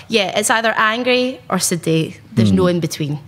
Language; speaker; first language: English; native; English